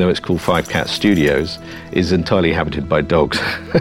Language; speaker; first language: English; native; English